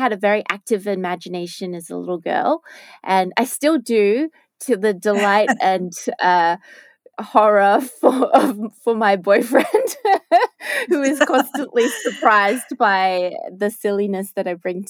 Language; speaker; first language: English; native; English